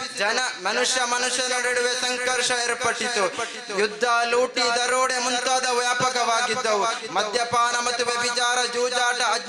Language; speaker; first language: Kannada; non-native, local second language; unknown